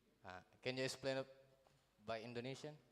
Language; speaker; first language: English; non-native, learner; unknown